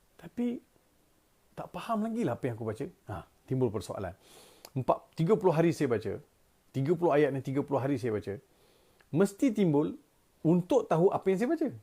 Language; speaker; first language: Malay; non-native, local second language; Tamil